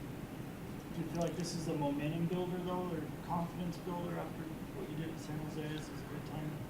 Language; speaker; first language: English; native; English